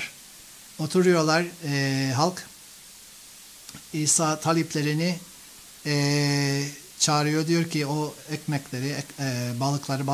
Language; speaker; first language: Turkish; non-native, fluent; English